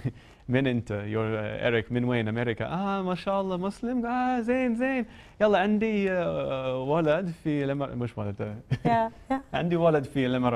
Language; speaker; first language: Arabic; non-native, learner; English